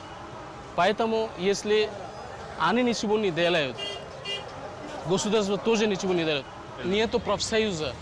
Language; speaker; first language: Russian; non-native, fluent; Bangla